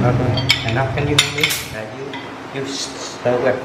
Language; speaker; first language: English; non-native, local second language; Vietnamese